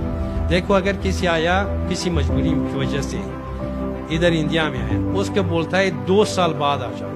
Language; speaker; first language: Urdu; non-native, learner; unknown